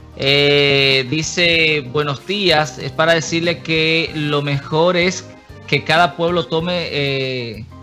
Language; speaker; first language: Spanish; native; Spanish